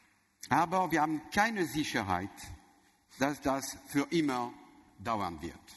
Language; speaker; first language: German; non-native, learner; French